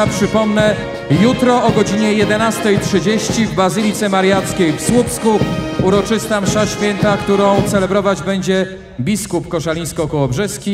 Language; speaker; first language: Polish; native; Polish